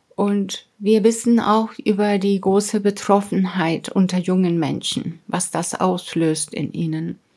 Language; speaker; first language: German; non-native, fluent; Spanish